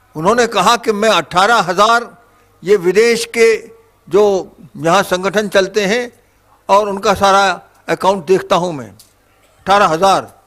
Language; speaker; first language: Hindi; native; Hindi